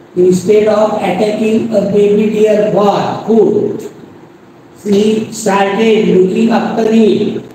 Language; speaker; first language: English; non-native, local second language; Marathi